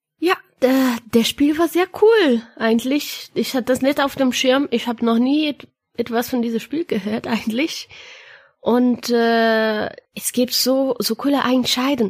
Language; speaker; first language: German; non-native, learner; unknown